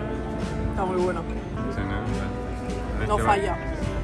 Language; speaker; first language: Spanish; native; Spanish